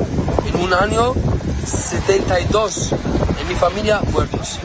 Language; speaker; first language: Spanish; non-native, learner; Arabic